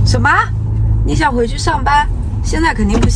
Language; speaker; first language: Chinese; native; Chinese